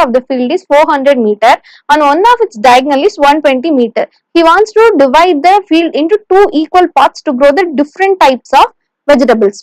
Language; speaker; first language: English; non-native, local second language; Tamil